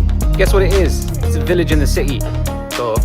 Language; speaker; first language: English; native; English